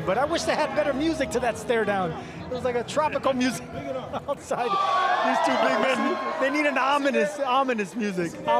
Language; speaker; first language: English; native; English